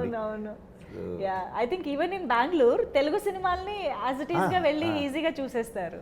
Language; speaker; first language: Telugu; native; Telugu